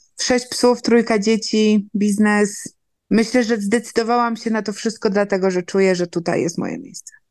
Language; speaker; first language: Polish; native; Polish